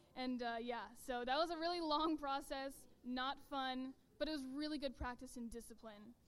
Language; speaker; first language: English; native; English